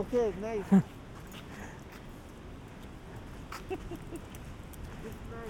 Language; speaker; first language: English; non-native, learner; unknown